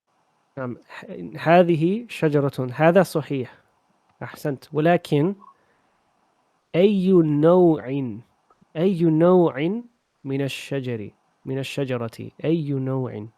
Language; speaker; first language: Arabic; non-native, fluent; English